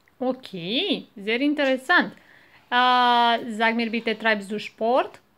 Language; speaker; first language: German; non-native, fluent; Romanian